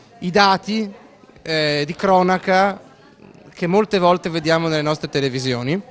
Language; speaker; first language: Italian; native; Italian